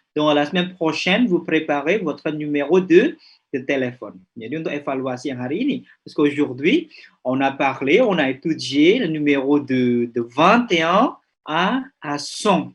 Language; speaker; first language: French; non-native, fluent; Indonesian